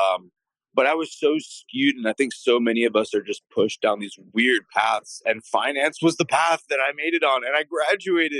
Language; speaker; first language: English; native; English